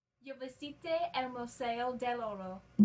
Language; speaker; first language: Spanish; non-native, learner; English